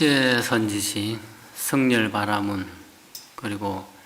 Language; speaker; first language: Korean; native; Korean